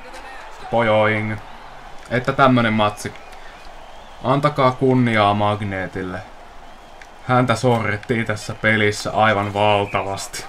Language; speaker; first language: Finnish; native; Finnish